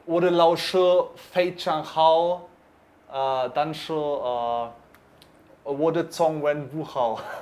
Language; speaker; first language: Chinese; non-native, learner; Italian